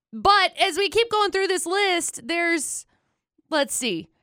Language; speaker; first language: English; native; English